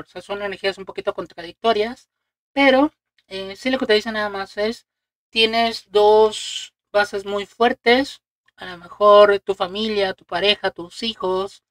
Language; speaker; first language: Spanish; native; Spanish